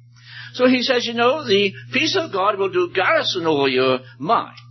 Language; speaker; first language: English; native; English